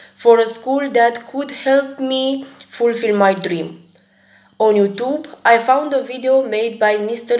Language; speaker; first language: English; non-native, fluent; Romanian